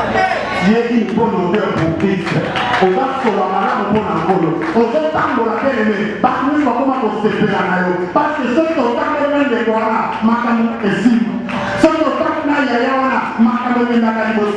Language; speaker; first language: French; non-native, local second language; Lingala